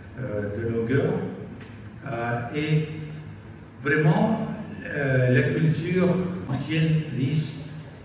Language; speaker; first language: French; non-native, fluent; Russian